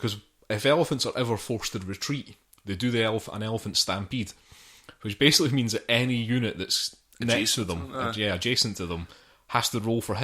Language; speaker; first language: English; native; English